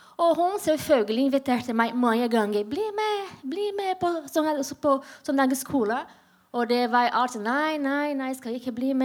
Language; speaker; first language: Norwegian; non-native, learner; Portuguese